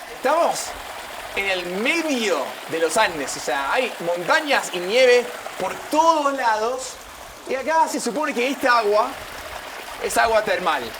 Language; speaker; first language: Spanish; non-native, fluent; English